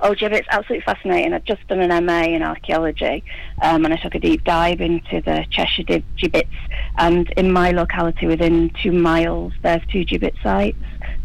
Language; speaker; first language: English; native; English